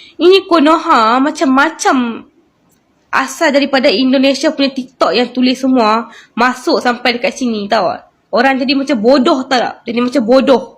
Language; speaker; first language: Malay; native; Malay